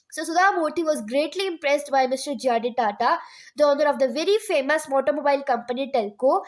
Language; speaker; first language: English; non-native, local second language; Punjabi